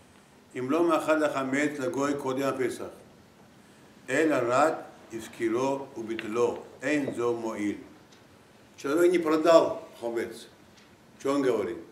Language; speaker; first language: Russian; non-native, local second language; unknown